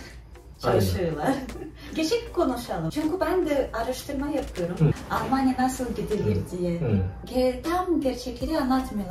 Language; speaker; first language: Turkish; non-native, fluent; Russian